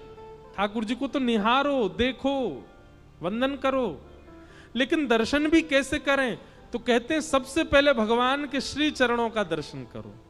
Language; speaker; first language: Hindi; native; Hindi